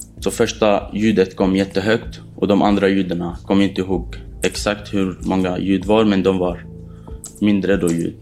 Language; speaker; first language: Swedish; non-native, fluent; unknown